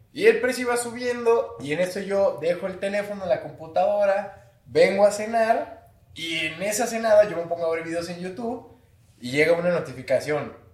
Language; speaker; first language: Spanish; native; Spanish